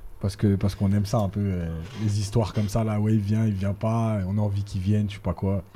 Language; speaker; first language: French; native; French